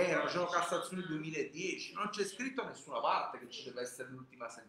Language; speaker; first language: Italian; native; Italian